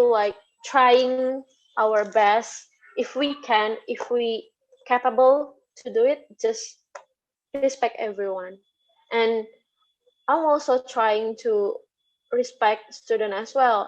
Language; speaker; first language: English; non-native, fluent; Indonesian